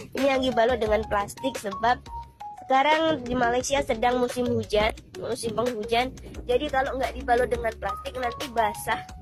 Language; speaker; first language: Indonesian; native; Indonesian